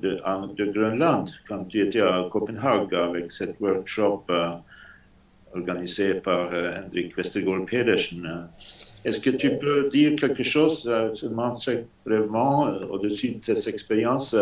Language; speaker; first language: French; non-native, fluent; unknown